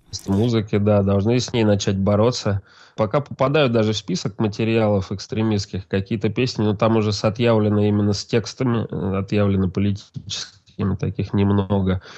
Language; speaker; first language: Russian; native; Russian